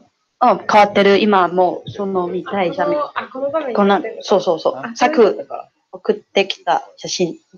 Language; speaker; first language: Japanese; non-native, fluent; Chinese